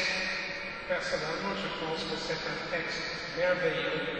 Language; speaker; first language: French; non-native, fluent; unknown